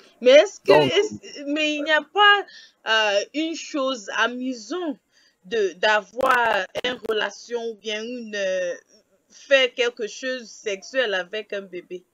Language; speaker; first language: French; non-native, fluent; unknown